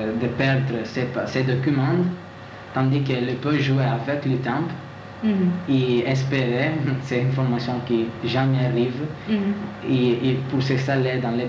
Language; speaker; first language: French; non-native, learner; Italian